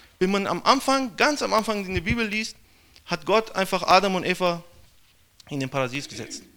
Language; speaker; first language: German; non-native, fluent; Persian